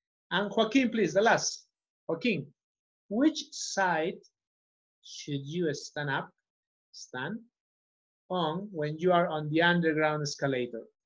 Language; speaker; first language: English; non-native, fluent; Spanish